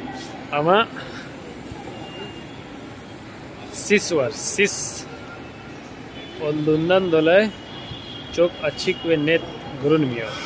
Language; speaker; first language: Turkish; non-native, fluent; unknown